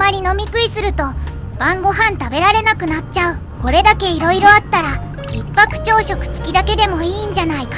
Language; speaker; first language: Japanese; native; Japanese